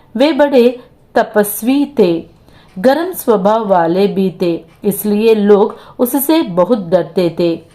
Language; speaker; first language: Hindi; non-native, local second language; Telugu